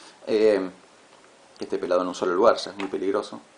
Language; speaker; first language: Spanish; native; Spanish